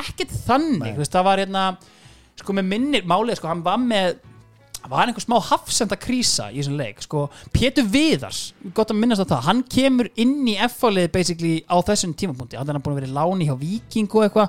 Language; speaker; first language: Icelandic; native; Icelandic